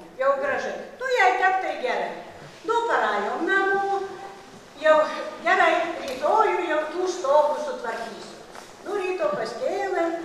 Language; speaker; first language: Lithuanian; native; Lithuanian